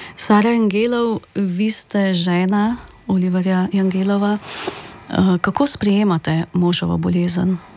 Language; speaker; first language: Slovenian; native; Slovenian